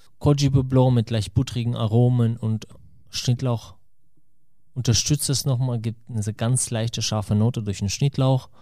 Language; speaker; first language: German; non-native, fluent; Russian